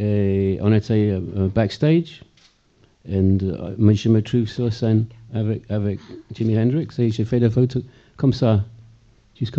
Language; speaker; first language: French; non-native, fluent; English